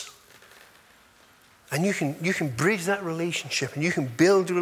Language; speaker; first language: English; native; English